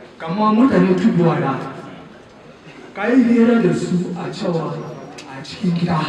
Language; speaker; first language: Hausa; non-native, local second language; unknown